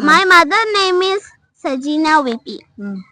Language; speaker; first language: English; non-native, learner; Malayalam